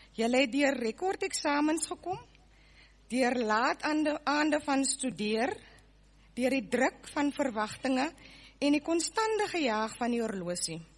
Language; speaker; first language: Afrikaans; native; Afrikaans